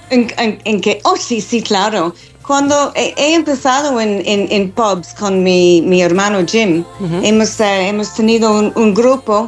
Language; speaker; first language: Spanish; non-native, fluent; English